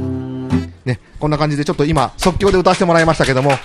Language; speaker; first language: Japanese; native; Japanese